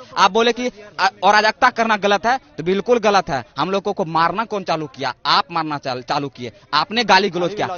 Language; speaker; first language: Hindi; native; Hindi